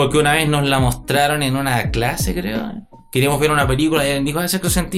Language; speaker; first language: Spanish; native; Spanish